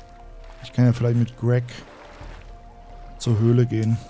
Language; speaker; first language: German; native; German